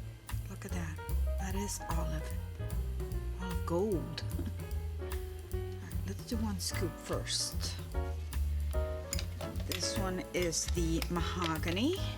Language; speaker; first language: English; native; English